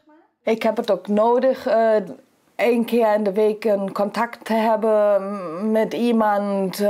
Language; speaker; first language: Dutch; non-native, learner; German